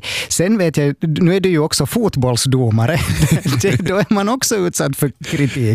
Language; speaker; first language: Swedish; native; Swedish